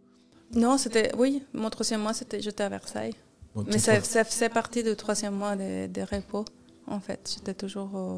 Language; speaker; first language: French; non-native, fluent; Spanish